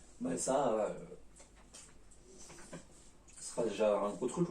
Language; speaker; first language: French; native; French